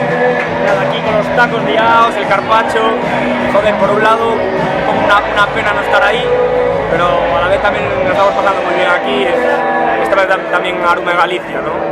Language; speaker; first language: Spanish; native; Spanish